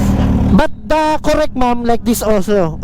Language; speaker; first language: English; non-native, learner; Filipino